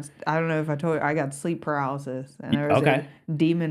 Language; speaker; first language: English; native; English